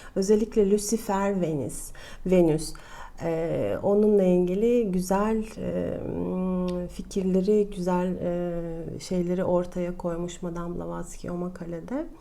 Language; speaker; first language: Turkish; non-native, fluent; Russian